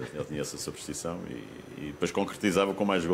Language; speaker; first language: Portuguese; native; Portuguese